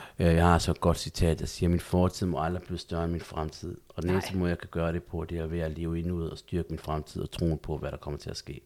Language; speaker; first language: Danish; native; Danish